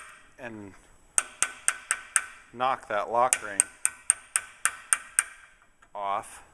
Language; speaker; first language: English; native; English